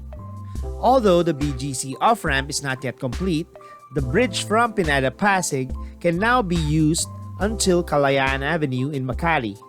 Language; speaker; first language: English; non-native, local second language; Filipino